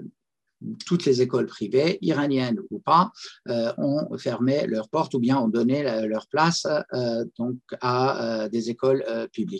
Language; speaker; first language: French; non-native, fluent; Persian